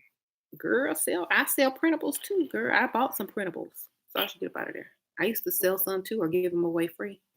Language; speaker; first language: English; native; English